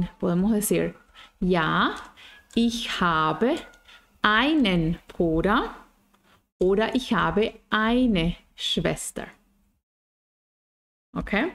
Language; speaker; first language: German; non-native, fluent; Spanish